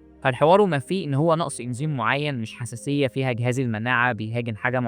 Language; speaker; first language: Arabic; native; Arabic